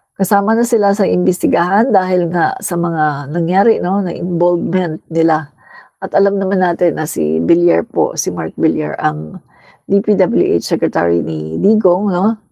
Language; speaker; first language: Filipino; native; Filipino